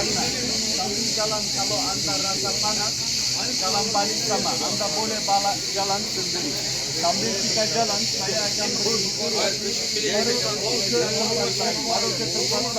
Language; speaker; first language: Indonesian; non-native, learner; Turkish